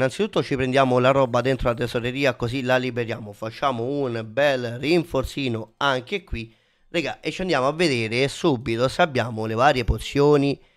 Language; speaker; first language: Italian; native; Italian